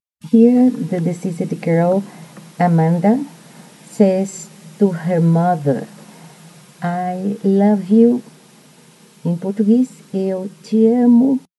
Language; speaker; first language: English; non-native, fluent; Portuguese